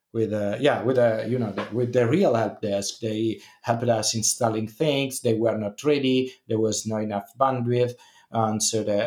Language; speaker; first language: English; non-native, fluent; Italian